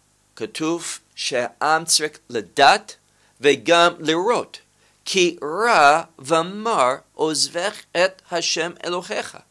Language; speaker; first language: Hebrew; non-native, fluent; English